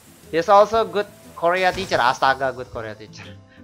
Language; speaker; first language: English; non-native, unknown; Indonesian